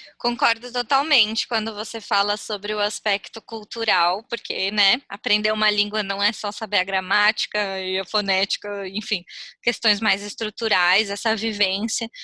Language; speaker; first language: Portuguese; native; Portuguese